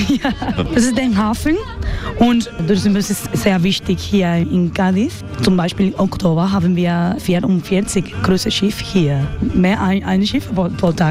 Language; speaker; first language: German; non-native, learner; Spanish